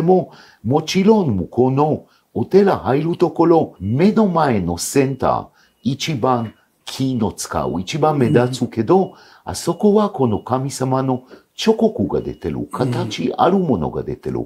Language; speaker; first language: Japanese; non-native, fluent; Hebrew